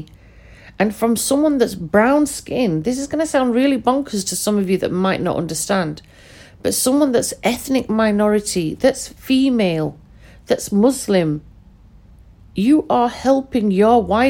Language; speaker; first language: English; non-native, local second language; Pashto